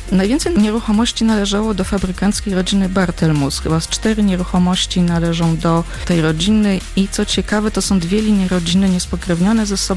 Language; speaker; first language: Polish; native; Polish